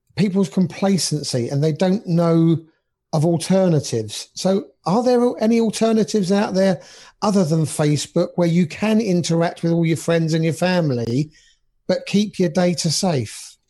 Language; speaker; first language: English; native; English